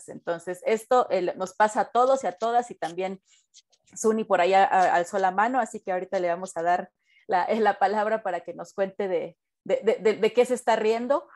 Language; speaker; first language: Spanish; native; Spanish